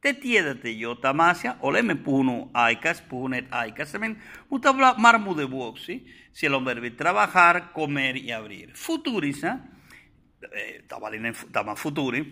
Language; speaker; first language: Finnish; non-native, fluent; Spanish